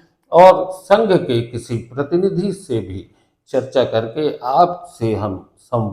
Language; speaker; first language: Hindi; native; Hindi